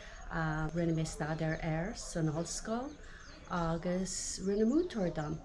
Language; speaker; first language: Irish; non-native, local second language; English